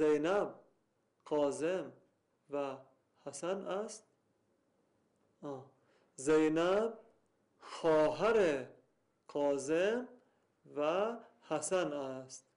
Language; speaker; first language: Persian; non-native, learner; Arabic